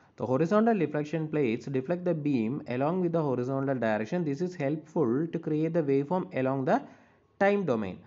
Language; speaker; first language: English; non-native, local second language; Malayalam